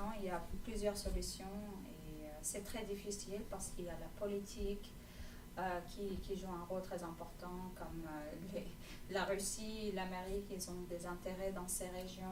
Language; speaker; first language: French; non-native, fluent; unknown